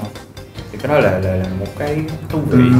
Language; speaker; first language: Vietnamese; non-native, fluent; English